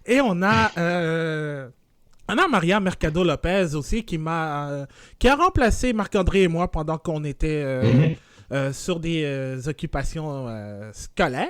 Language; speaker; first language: French; native; French